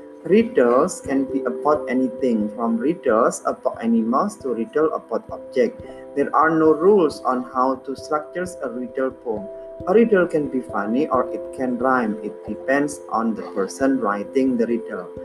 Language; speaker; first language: English; non-native, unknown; Indonesian